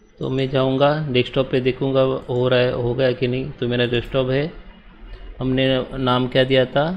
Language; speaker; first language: Hindi; native; Hindi